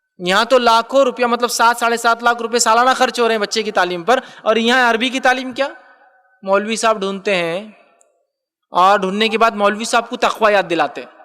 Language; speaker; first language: Urdu; native; Urdu